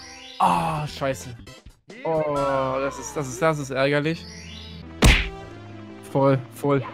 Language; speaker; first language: German; native; German